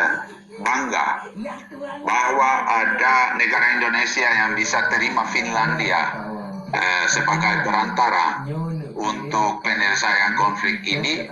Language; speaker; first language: Indonesian; non-native, fluent; Finnish